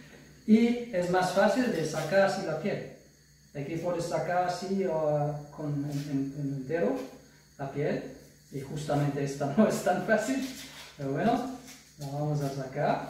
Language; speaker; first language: Spanish; non-native, fluent; German